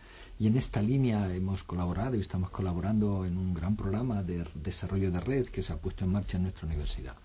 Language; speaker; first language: Spanish; native; Spanish